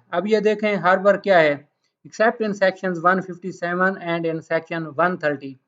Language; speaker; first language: Urdu; native; Urdu